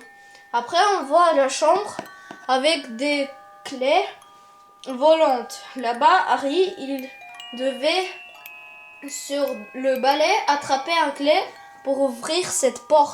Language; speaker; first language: French; non-native, learner; Russian